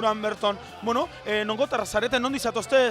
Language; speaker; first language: Basque; native; Basque